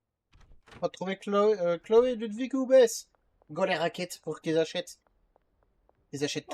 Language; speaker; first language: French; native; French